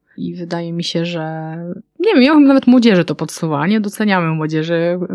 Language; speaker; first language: Polish; native; Polish